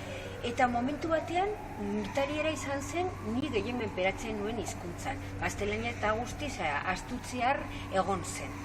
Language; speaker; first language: Basque; non-native, local second language; Spanish